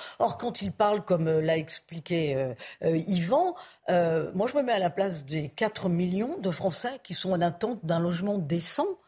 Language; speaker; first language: French; native; French